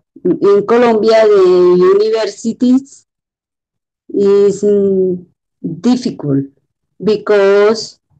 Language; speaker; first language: English; non-native, learner; Spanish